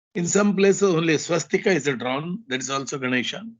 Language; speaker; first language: English; non-native, local second language; Kannada